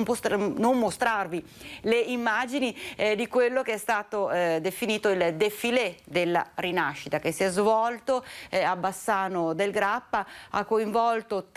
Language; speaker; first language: Italian; native; Italian